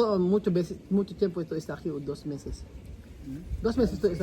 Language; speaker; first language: Spanish; non-native, learner; Filipino